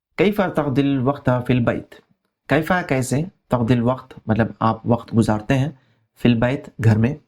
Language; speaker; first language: Urdu; native; Urdu